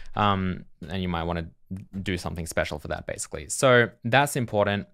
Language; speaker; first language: English; native; English